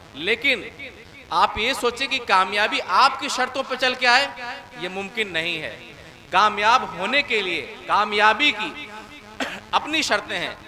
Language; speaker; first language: Hindi; native; Hindi